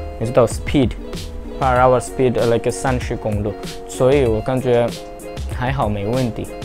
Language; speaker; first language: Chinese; non-native, learner; Bangla